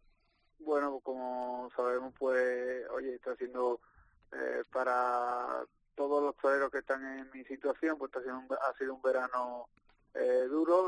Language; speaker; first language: Spanish; native; Spanish